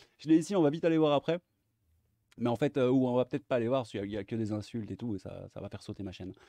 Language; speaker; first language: French; native; French